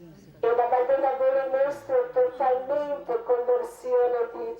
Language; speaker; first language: Italian; non-native, learner; Croatian